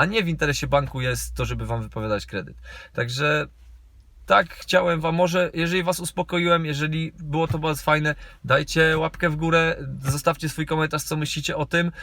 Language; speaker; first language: Polish; native; Polish